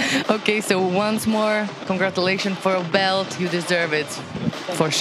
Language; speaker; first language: English; non-native, learner; Czech